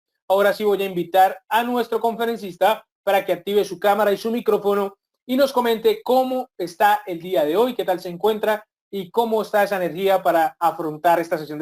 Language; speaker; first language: Spanish; native; Spanish